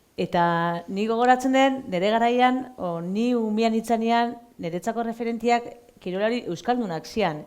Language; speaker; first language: Basque; native; Basque